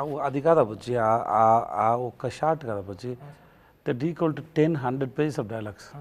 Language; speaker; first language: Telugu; non-native, learner; Tamil